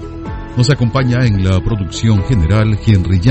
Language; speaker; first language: Spanish; native; Spanish